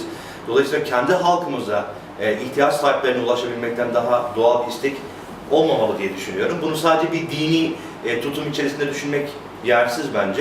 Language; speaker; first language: Turkish; native; Turkish